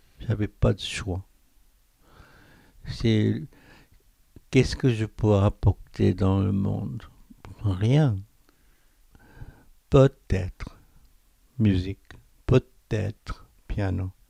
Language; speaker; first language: French; non-native, fluent; Korean